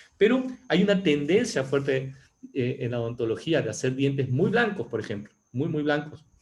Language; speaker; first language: Spanish; native; Spanish